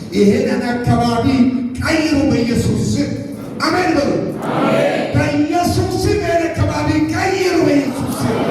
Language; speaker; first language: Amharic; non-native, local second language; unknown